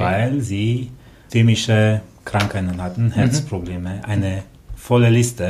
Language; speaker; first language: German; non-native, fluent; Romanian